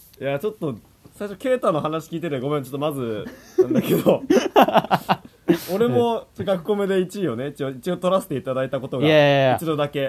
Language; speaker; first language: Japanese; native; Japanese